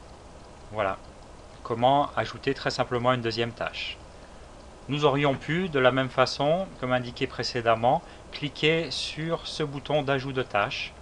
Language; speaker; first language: French; native; French